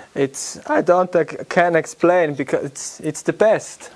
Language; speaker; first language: English; non-native, learner; German